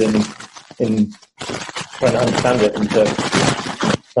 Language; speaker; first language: English; native; English